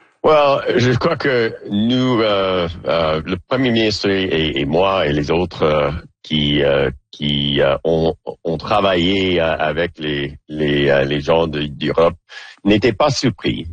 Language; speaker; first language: French; non-native, local second language; English